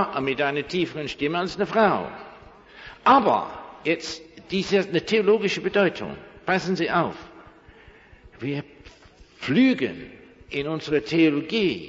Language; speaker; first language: German; non-native, fluent; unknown